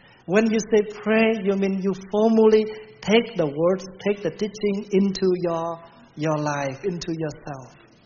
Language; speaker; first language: English; non-native, fluent; Vietnamese